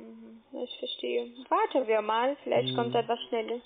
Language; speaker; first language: German; non-native, learner; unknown